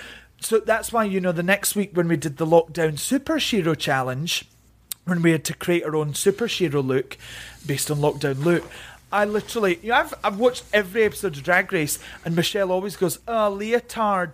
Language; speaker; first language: English; native; English